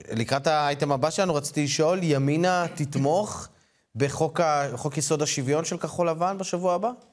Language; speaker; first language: Hebrew; native; Hebrew